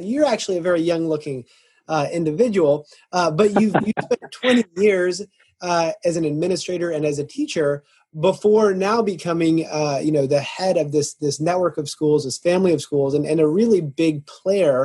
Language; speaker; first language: English; native; English